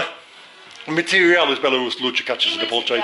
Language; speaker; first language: Russian; non-native, fluent; English